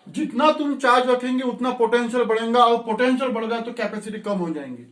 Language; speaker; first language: Hindi; non-native, local second language; Marathi